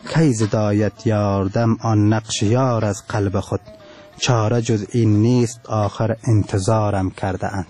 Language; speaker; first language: Persian; non-native, local second language; Turkmen